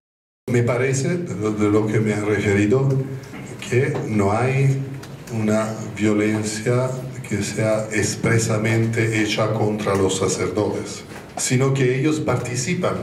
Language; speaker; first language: Spanish; non-native, fluent; Italian